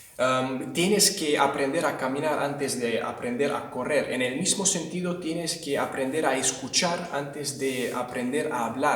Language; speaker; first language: Spanish; non-native, fluent; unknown